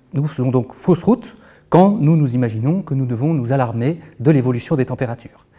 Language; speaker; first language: French; native; French